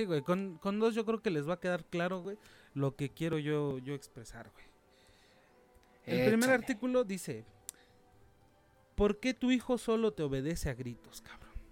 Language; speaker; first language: Spanish; native; Spanish